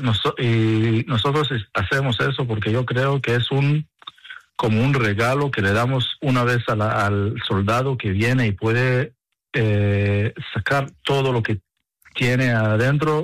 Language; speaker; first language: Spanish; non-native, learner; Hebrew